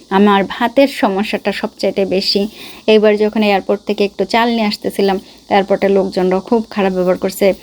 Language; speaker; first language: Bangla; native; Bangla